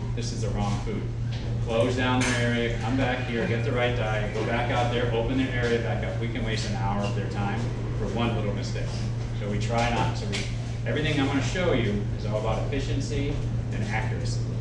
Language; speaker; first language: English; native; English